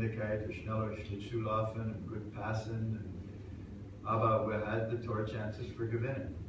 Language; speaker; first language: German; non-native, learner; English